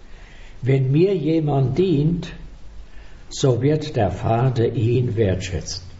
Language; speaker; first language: German; native; German